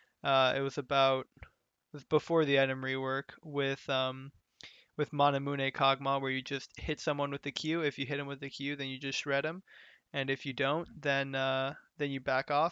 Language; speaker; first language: English; native; English